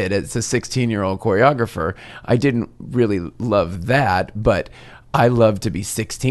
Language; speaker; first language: English; native; English